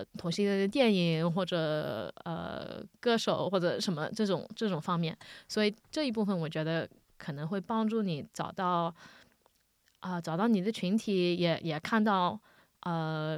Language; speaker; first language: Chinese; early bilingual, heritage; Wu Chinese